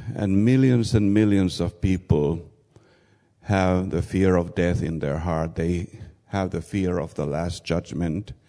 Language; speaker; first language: English; non-native, fluent; Finnish